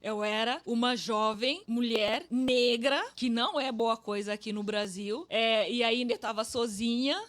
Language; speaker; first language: Portuguese; non-native, local second language; Upper Guinea Crioulo